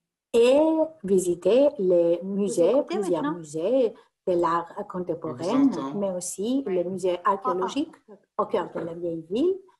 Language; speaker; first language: French; non-native, fluent; Greek